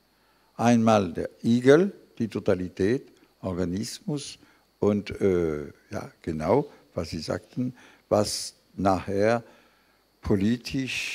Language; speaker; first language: German; non-native, fluent; French